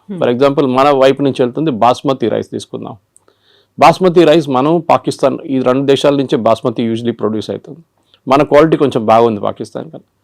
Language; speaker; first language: Telugu; non-native, local second language; Malayalam